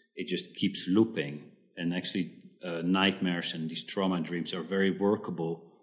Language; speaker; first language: English; early bilingual, other home language; Dutch